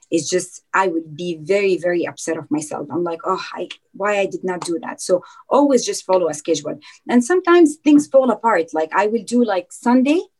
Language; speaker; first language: English; non-native, fluent; Arabic